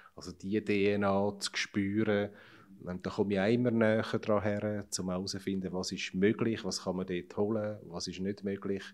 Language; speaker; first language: German; native; German